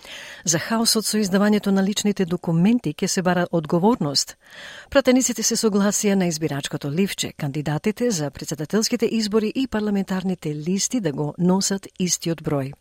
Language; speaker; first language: Macedonian; native; Macedonian